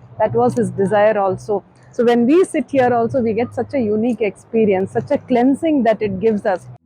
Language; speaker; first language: English; non-native, local second language; Tamil